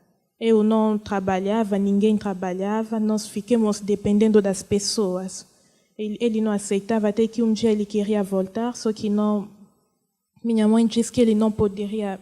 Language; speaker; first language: Portuguese; non-native, fluent; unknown